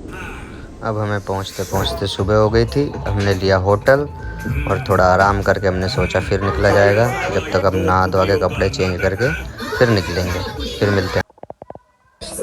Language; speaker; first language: Hindi; native; Hindi